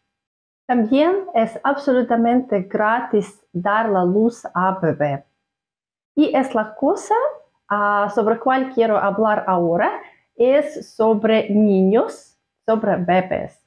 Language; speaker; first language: Spanish; non-native, fluent; Russian